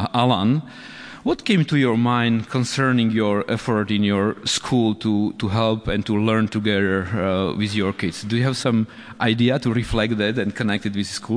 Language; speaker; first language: English; non-native, fluent; Slovak